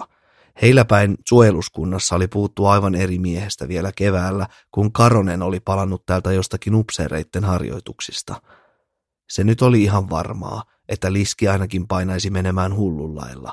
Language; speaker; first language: Finnish; native; Finnish